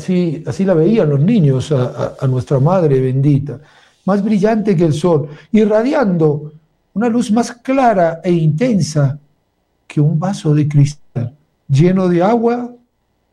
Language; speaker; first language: Spanish; native; Spanish